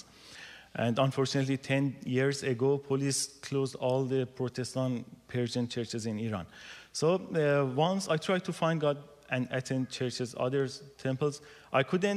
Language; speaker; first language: English; non-native, learner; Persian